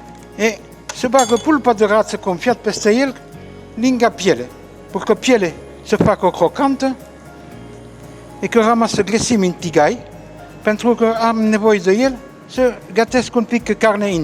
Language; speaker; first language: Romanian; non-native, fluent; French